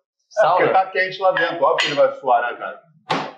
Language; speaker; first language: Portuguese; native; Portuguese